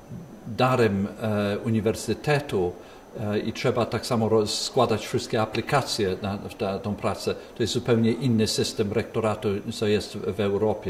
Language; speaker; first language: Polish; early bilingual, heritage; Polish